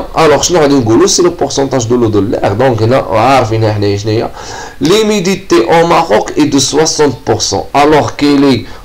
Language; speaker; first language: French; non-native, local second language; Arabic